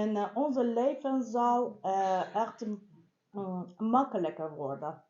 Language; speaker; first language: Dutch; non-native, learner; Persian